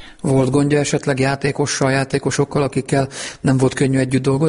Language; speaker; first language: Hungarian; native; Hungarian